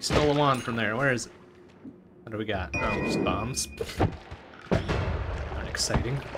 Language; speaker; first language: English; native; English